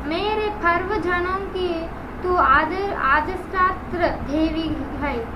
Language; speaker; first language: Hindi; non-native, local second language; Telugu